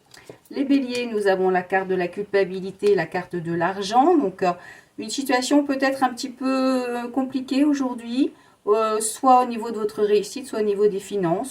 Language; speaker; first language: French; native; French